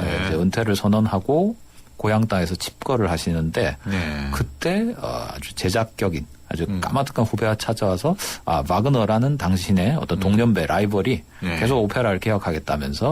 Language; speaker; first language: Korean; native; Korean